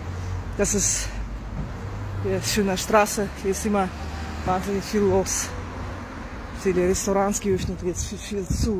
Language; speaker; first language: German; non-native, fluent; Russian